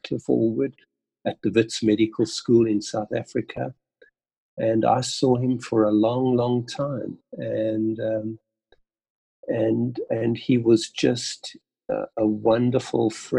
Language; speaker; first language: English; native; English